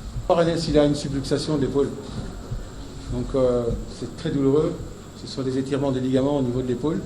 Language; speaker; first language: French; native; French